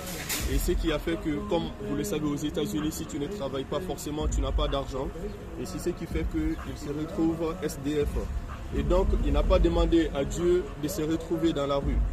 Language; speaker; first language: French; native; French